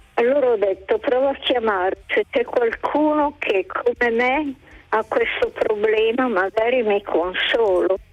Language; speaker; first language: Italian; native; Italian